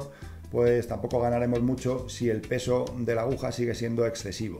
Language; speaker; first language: Spanish; native; Spanish